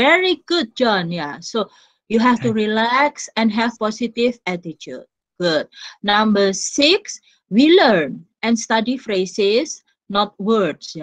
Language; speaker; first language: English; non-native, fluent; Indonesian